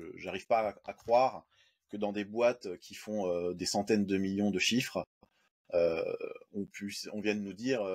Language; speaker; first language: French; native; French